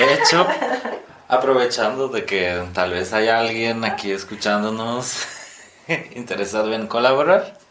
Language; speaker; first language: Spanish; non-native, fluent; Polish